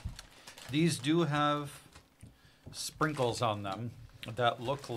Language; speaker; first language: English; native; English